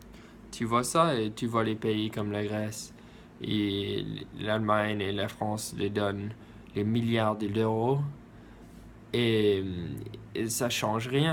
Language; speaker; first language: French; non-native, learner; English